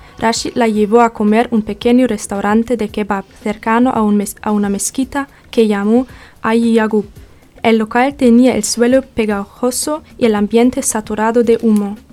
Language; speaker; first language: Spanish; non-native, learner; German